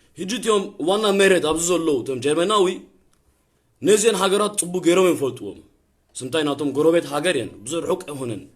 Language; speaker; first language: Tigrinya; early bilingual, heritage; Tigrinya